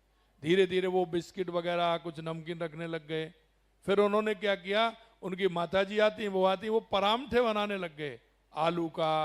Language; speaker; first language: Hindi; native; Hindi